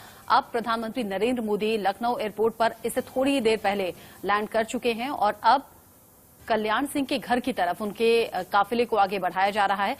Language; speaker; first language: Hindi; native; Hindi